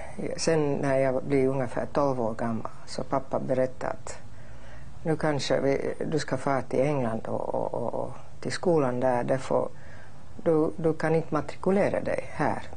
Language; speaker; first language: Swedish; non-native, fluent; English